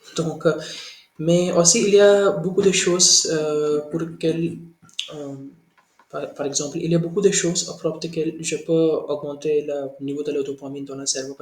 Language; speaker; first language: French; non-native, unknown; Hindi